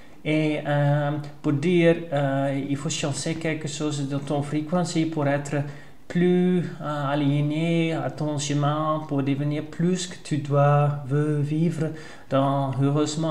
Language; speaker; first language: French; non-native, learner; Dutch